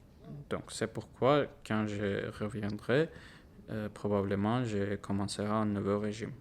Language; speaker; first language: French; non-native, learner; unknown